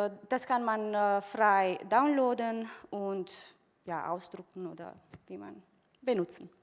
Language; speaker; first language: German; non-native, fluent; Romanian